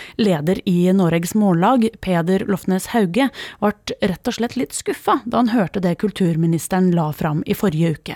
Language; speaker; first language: Norwegian; native; Norwegian